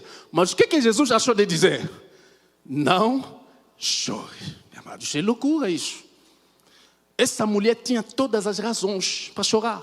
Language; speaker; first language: Portuguese; non-native, fluent; French